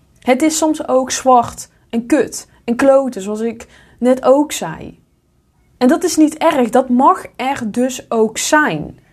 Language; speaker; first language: Dutch; native; Dutch